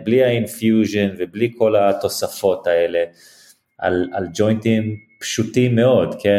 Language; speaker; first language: Hebrew; early bilingual, heritage; Hebrew